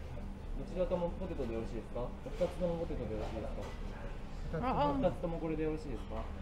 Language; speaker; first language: Japanese; native; Japanese